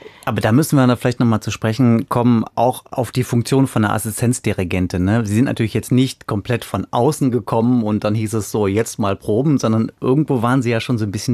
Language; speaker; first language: German; native; German